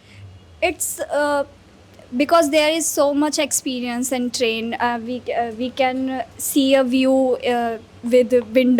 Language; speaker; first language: English; non-native, learner; Hindi